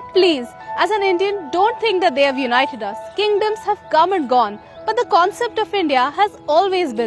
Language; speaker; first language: English; non-native, local second language; Hindi